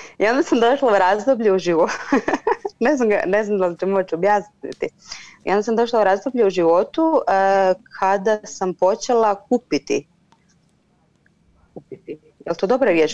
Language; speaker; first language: Serbian; non-native, fluent; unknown